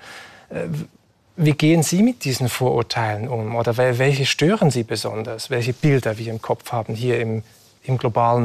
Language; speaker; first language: German; native; German